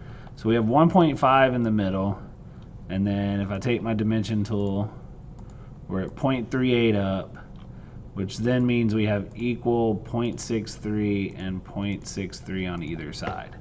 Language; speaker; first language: English; native; English